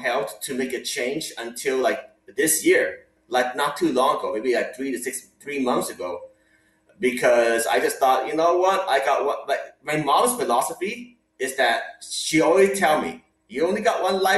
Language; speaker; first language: English; non-native, local second language; Cantonese